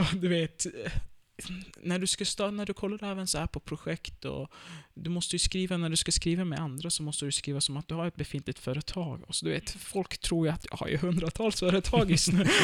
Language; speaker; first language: Swedish; early bilingual, other home language; Turkish